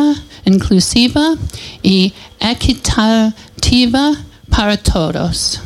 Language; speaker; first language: Spanish; non-native, learner; English